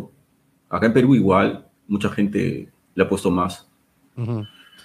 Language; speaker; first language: Spanish; native; Spanish